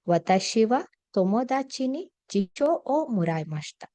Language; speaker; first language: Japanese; non-native, fluent; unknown